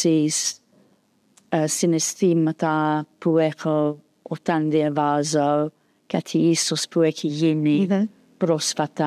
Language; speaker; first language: Greek; non-native, fluent; English